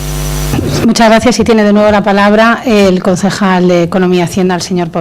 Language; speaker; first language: Spanish; native; Spanish